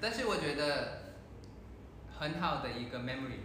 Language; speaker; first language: Chinese; non-native, learner; Thai